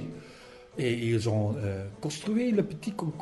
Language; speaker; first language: French; non-native, learner; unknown